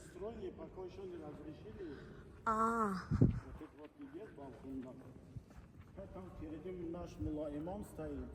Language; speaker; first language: Russian; non-native, local second language; Tajik